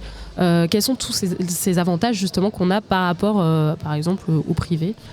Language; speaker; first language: French; native; French